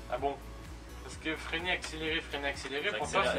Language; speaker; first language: French; native; French